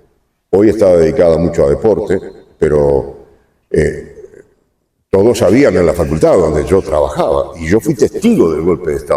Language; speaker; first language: Spanish; native; Spanish